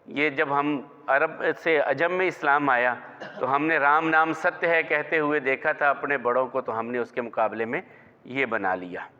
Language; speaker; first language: Urdu; non-native, local second language; Punjabi